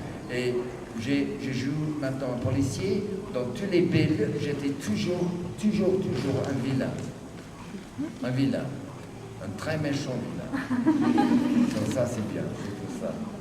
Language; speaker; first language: French; non-native, fluent; English